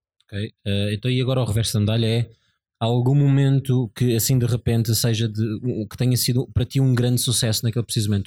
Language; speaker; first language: Portuguese; native; Portuguese